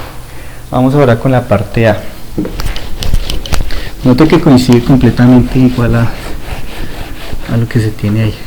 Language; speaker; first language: Spanish; native; Spanish